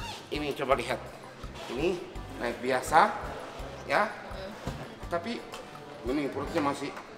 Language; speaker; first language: Indonesian; non-native, fluent; Japanese